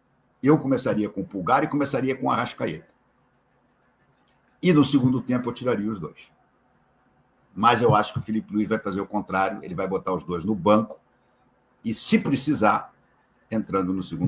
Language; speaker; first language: Portuguese; native; Portuguese